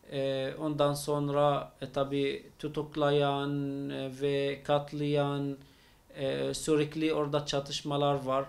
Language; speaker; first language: Turkish; non-native, fluent; Arabic